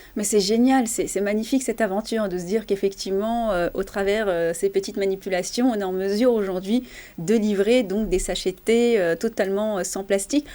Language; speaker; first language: French; native; French